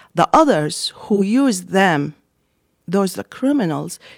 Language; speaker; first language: English; non-native, fluent; Arabic